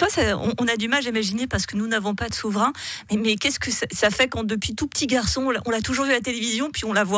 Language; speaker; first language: French; native; French